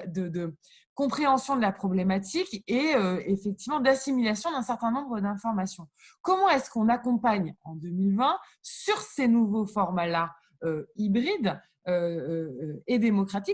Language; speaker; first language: French; native; French